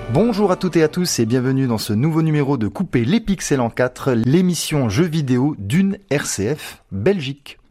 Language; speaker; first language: French; native; French